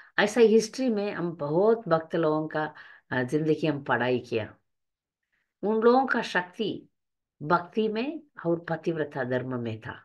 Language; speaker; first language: Hindi; non-native, local second language; Tamil